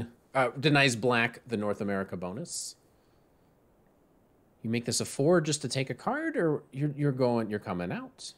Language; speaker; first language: English; native; English